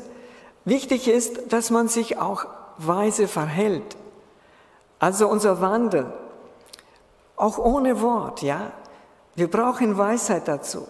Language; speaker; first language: German; non-native, fluent; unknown